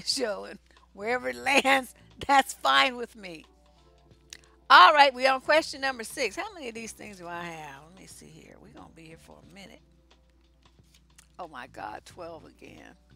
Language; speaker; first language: English; native; English